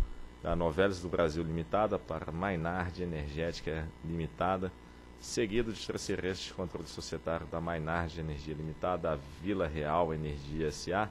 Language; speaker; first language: Portuguese; native; Portuguese